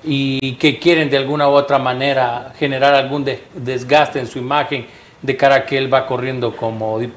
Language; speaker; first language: Spanish; native; Spanish